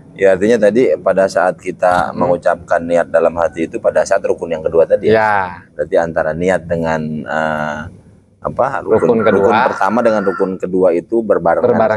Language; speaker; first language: Indonesian; native; Indonesian